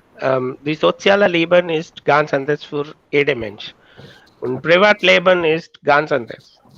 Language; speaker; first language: German; non-native, learner; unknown